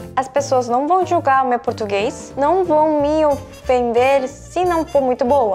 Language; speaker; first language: Portuguese; non-native, fluent; Korean